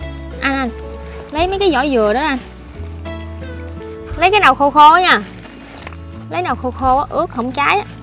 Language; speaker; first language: Vietnamese; native; Vietnamese